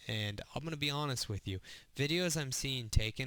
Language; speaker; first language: English; native; English